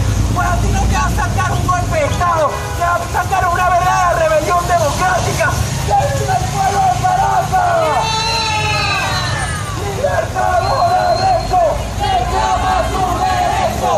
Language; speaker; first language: Spanish; native; Spanish